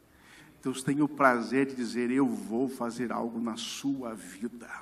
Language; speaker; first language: Portuguese; native; Portuguese